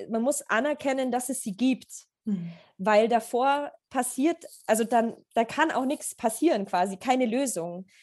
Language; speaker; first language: German; early bilingual, other home language; Polish